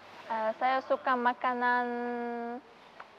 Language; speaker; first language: Indonesian; non-native, learner; Uzbek